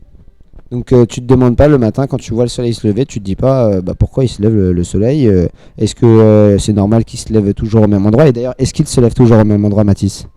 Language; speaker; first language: French; native; French